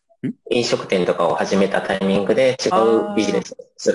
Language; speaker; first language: Japanese; native; Japanese